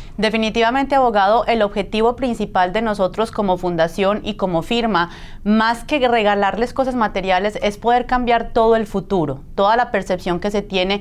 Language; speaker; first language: Spanish; native; Spanish